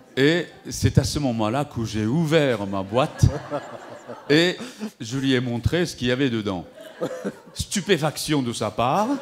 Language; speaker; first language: French; non-native, fluent; Japanese